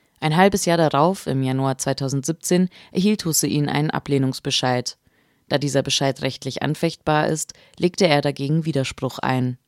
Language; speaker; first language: German; native; German